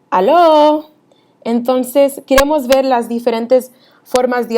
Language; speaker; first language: Spanish; early bilingual, heritage; Spanish